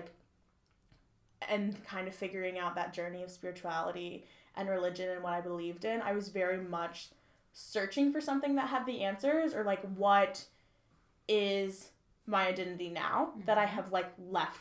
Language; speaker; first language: English; native; English